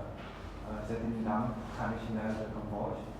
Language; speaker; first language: French; non-native, learner; Khmer